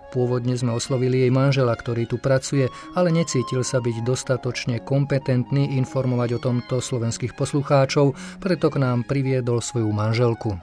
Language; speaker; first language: Slovak; native; Slovak